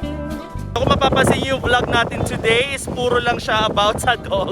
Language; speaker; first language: Filipino; non-native, local second language; Bikol